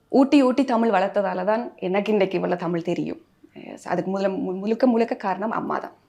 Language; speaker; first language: Tamil; early bilingual, heritage; Tamil